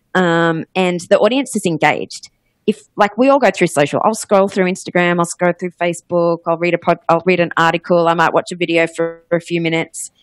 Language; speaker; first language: English; native; English